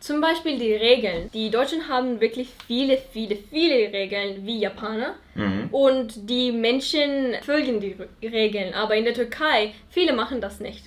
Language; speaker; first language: German; non-native, fluent; Turkish